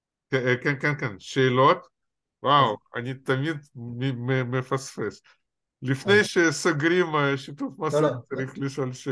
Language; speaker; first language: Hebrew; non-native, fluent; Russian